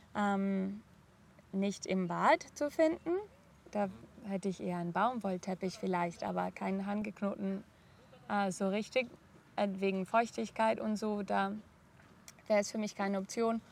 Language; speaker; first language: German; non-native, fluent; Spanish